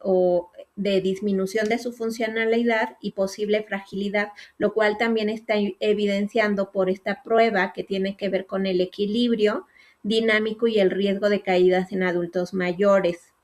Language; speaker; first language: Spanish; native; Spanish